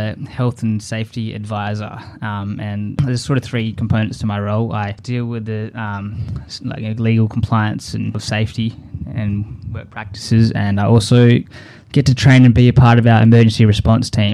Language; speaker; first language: English; native; English